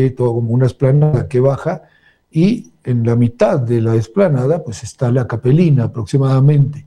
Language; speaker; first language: Spanish; native; Spanish